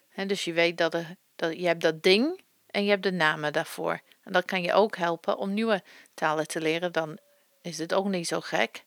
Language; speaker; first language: Dutch; non-native, fluent; English